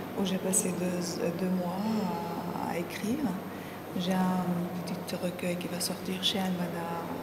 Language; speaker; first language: French; non-native, fluent; Arabic